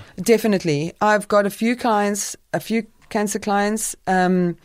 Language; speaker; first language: English; native; English